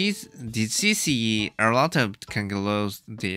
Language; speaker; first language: English; non-native, learner; Japanese